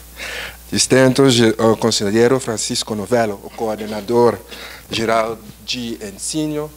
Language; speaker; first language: Portuguese; non-native, learner; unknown